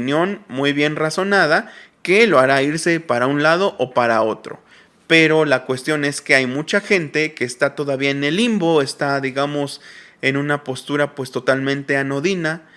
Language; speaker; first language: Spanish; native; Spanish